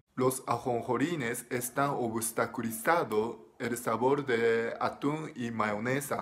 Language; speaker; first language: Spanish; non-native, learner; Japanese